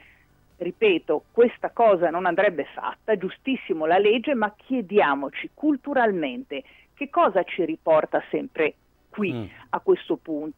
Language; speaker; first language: Italian; native; Italian